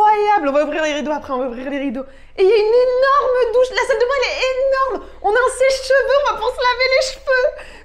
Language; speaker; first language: French; native; French